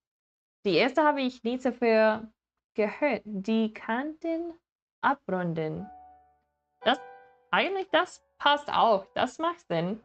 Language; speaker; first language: German; non-native, learner; English